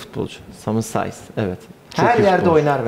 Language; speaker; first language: Turkish; native; Turkish